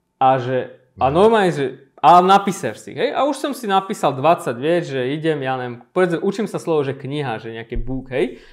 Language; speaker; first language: Slovak; early bilingual, other home language; Armenian